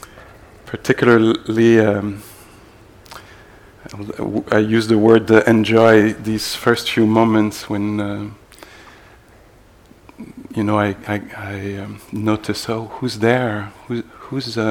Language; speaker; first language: English; native; English